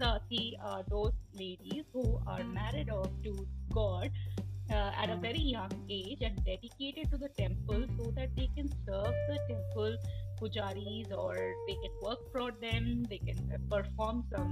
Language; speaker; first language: English; non-native, local second language; Bangla